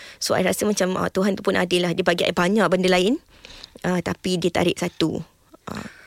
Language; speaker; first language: Malay; native; Malay